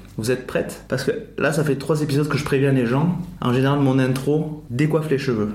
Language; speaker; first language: French; native; French